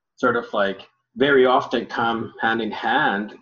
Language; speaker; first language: English; early bilingual, other home language; Spanish